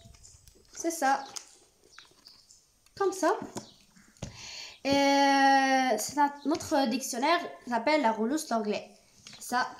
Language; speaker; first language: French; non-native, learner; Arabic